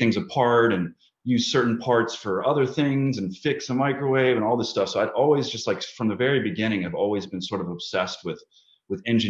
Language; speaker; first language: English; native; English